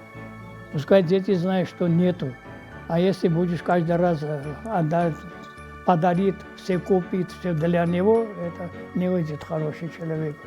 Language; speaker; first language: Russian; non-native, local second language; Armenian